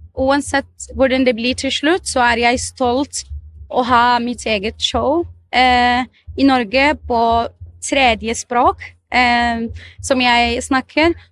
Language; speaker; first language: Norwegian; non-native, fluent; Arabic